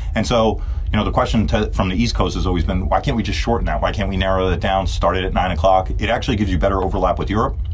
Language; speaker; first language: English; early bilingual, other home language; Turkish